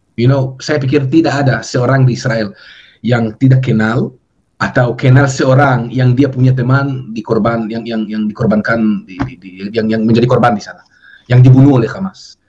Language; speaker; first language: Indonesian; non-native, fluent; Hebrew